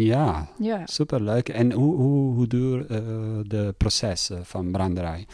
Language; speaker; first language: Dutch; non-native, learner; Italian